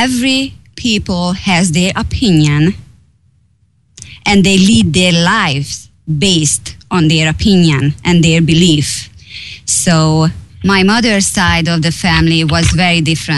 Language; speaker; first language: English; non-native, fluent; Hungarian